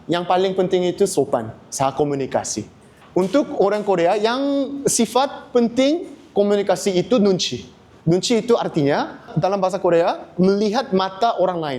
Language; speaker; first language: Indonesian; non-native, learner; Korean